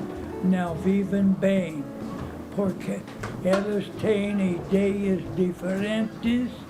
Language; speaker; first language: Portuguese; non-native, fluent; English